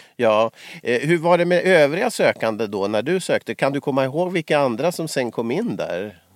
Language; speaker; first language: Swedish; native; Swedish